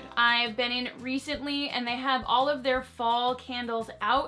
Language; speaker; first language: English; native; English